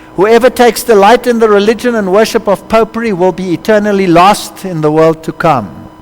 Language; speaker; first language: English; non-native, local second language; Afrikaans